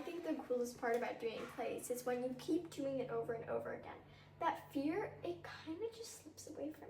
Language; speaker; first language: English; native; English